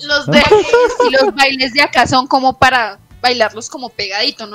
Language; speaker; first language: Spanish; native; Spanish